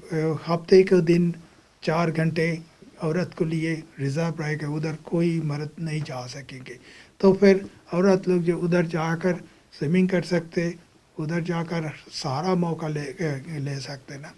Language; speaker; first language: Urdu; non-native, fluent; Bangla